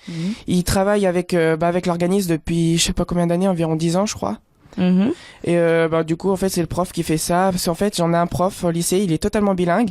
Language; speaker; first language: French; native; French